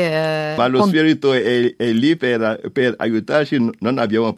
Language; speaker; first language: Italian; non-native, learner; French